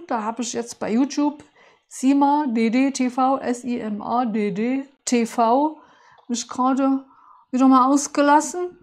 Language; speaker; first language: German; native; German